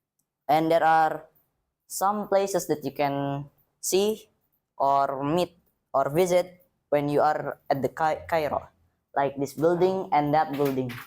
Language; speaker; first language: English; non-native, learner; Indonesian